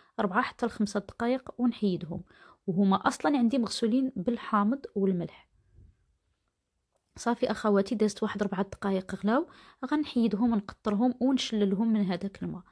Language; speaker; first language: Arabic; native; Arabic